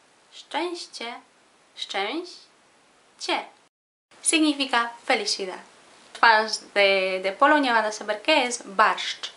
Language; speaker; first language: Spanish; non-native, fluent; Polish